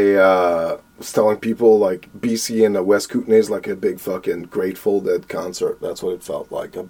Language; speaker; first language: English; native; English